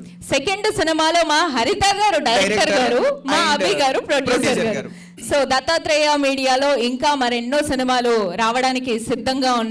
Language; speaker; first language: Telugu; native; Telugu